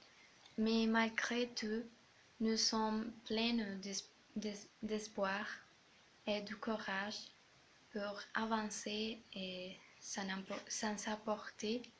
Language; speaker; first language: French; non-native, learner; Spanish